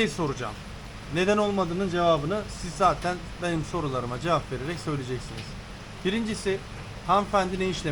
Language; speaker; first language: Turkish; native; Turkish